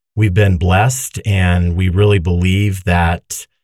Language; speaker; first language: English; native; English